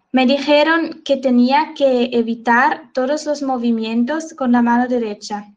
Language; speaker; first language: Spanish; non-native, fluent; Swiss German